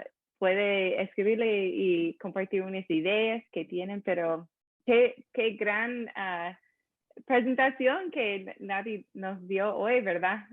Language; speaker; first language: Spanish; non-native, fluent; English